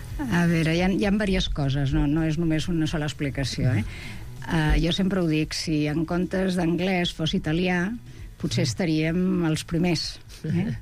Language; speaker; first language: Catalan; native; Catalan